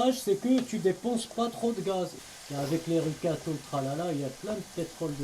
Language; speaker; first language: French; native; French